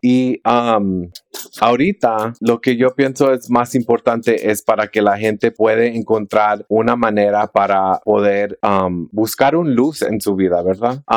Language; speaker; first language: Spanish; early bilingual, heritage; Spanish